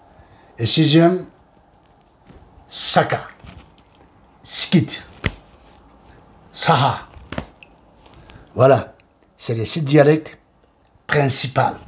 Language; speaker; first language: French; non-native, learner; Turkish